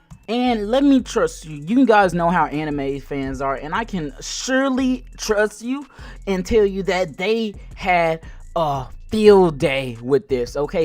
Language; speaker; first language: English; native; English